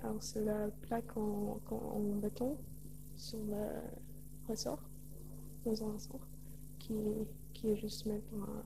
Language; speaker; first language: French; non-native, learner; Polish